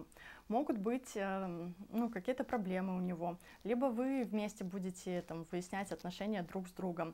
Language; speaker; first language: Russian; native; Russian